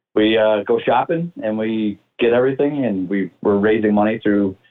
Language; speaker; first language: English; native; English